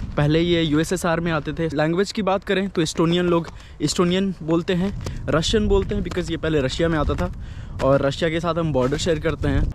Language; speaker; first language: Hindi; native; Hindi